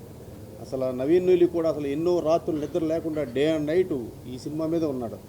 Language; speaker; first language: Telugu; native; Telugu